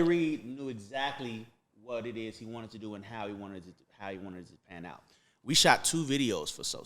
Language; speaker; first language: English; native; English